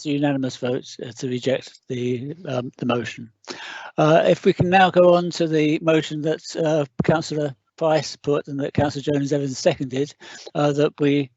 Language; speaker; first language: English; native; English